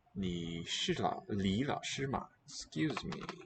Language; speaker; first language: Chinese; non-native, learner; English